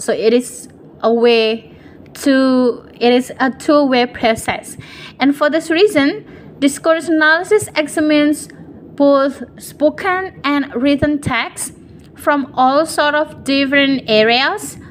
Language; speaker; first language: English; non-native, fluent; Indonesian